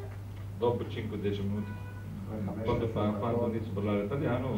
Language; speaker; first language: Italian; non-native, learner; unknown